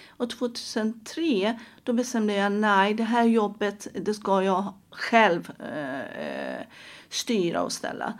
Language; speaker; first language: Swedish; non-native, fluent; Persian